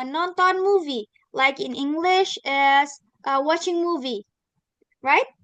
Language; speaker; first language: English; non-native, learner; Indonesian